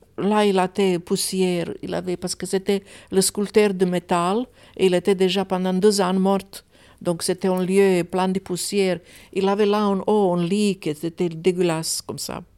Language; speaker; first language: French; non-native, fluent; Croatian